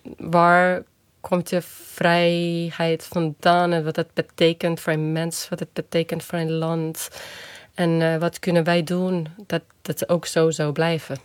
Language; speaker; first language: Dutch; non-native, fluent; Estonian